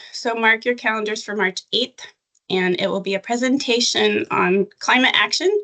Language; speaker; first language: English; native; English